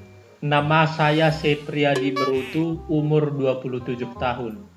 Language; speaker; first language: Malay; non-native, local second language; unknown